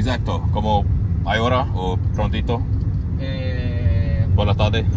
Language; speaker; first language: Spanish; non-native, learner; English